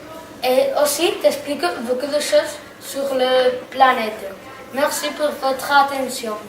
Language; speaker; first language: French; non-native, learner; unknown